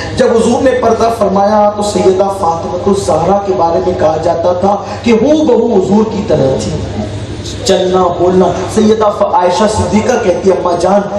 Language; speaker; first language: Urdu; native; Urdu